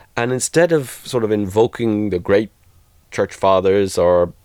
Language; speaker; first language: English; native; English